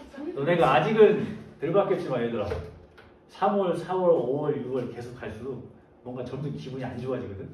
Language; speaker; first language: Korean; native; Korean